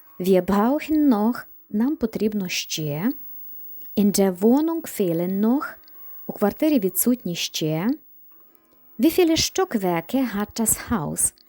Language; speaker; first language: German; non-native, fluent; Ukrainian